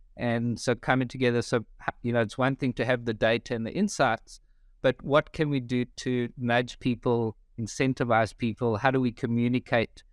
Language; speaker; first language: English; native; English